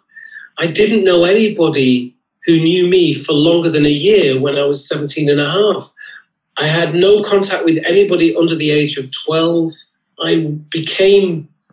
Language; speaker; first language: English; native; English